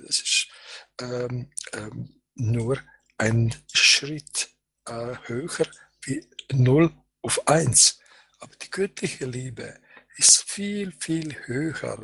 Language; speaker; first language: German; non-native, fluent; Croatian